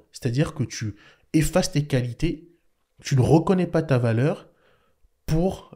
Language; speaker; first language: French; early bilingual, other home language; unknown